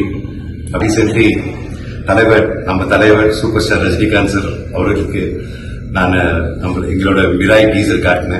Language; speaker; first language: Tamil; non-native, local second language; Telugu